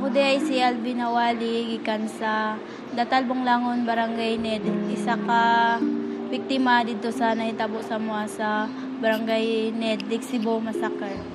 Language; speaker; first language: Cebuano; non-native, local second language; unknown